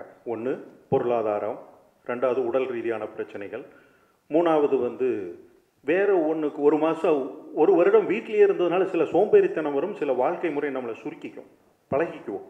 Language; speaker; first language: Tamil; native; Tamil